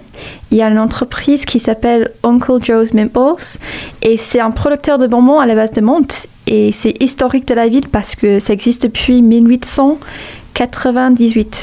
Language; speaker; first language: French; non-native, fluent; English